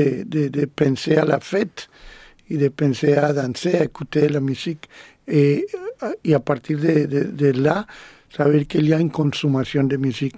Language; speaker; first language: French; non-native, fluent; Spanish